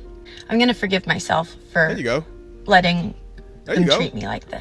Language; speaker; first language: English; native; English